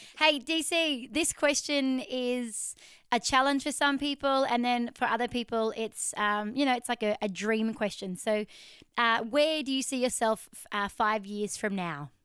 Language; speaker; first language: English; native; English